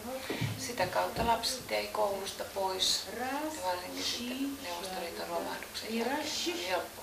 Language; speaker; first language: Finnish; native; Finnish